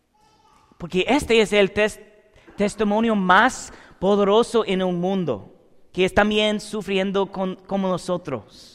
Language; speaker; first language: Spanish; non-native, learner; English